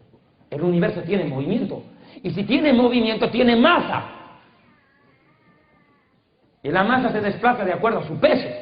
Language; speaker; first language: Spanish; native; Spanish